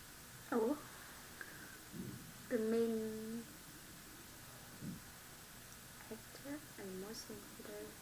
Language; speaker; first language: English; non-native, learner; Vietnamese